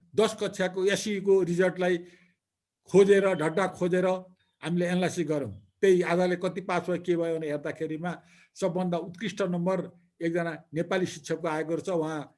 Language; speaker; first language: Nepali; native; Nepali